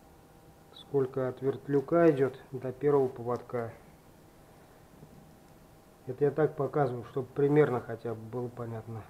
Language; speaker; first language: Russian; native; Russian